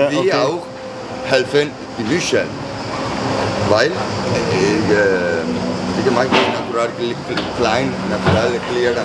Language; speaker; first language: German; non-native, learner; Italian